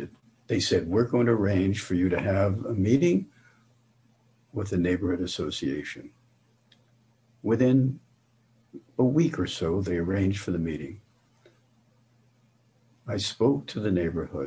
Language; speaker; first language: English; native; English